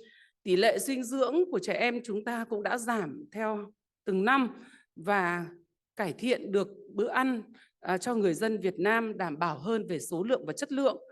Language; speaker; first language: Vietnamese; native; Vietnamese